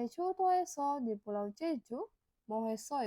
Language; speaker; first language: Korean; non-native, fluent; Indonesian